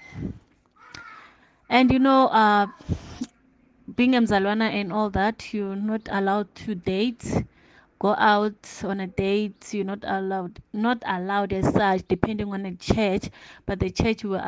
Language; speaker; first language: English; non-native, local second language; Tsonga